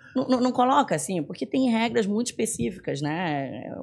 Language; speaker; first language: Portuguese; native; Portuguese